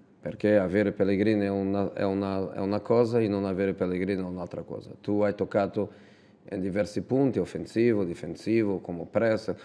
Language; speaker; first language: Italian; non-native, fluent; Portuguese